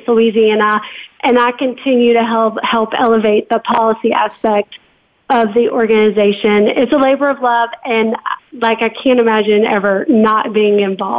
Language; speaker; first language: English; native; English